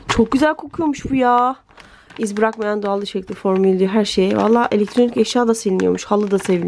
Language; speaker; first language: Turkish; native; Turkish